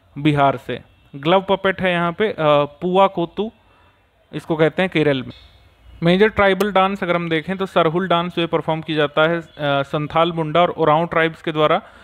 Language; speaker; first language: Hindi; native; Hindi